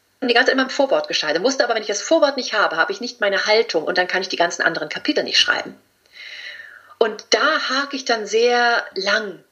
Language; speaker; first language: German; early bilingual, other home language; Spanish